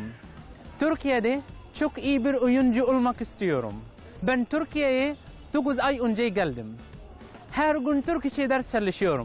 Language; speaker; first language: Turkish; non-native, learner; Arabic